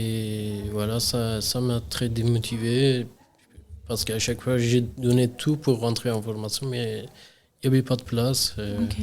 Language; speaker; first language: French; non-native, learner; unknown